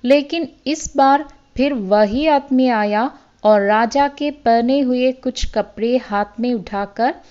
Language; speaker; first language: Hindi; non-native, local second language; Malayalam